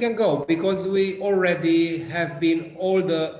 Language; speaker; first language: English; non-native, learner; Romanian